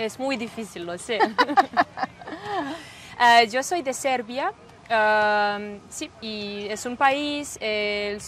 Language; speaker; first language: Spanish; non-native, fluent; Serbian